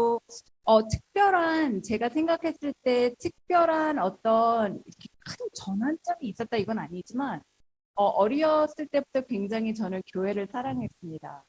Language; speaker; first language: Korean; early bilingual, heritage; Korean